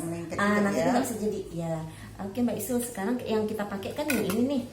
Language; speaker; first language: Indonesian; native; Indonesian